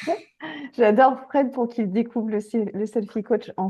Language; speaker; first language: French; native; French